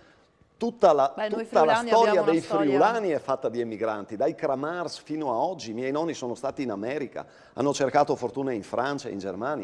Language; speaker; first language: Italian; native; Italian